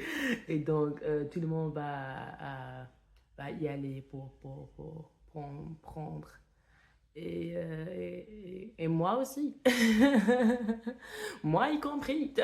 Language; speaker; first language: French; non-native, fluent; English